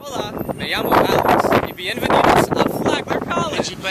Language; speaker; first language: Spanish; non-native, learner; English